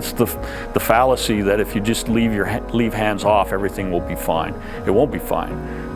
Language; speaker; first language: English; native; English